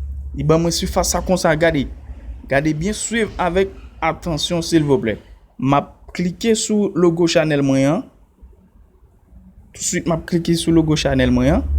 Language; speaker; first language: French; non-native, learner; Haitian Creole